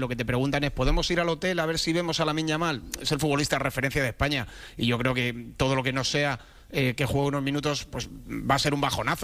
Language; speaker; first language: Spanish; native; Spanish